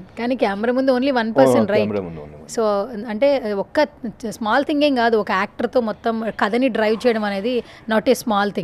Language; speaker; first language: Telugu; native; Telugu